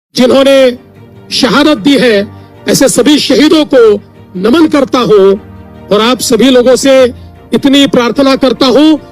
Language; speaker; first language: Hindi; non-native, local second language; Marathi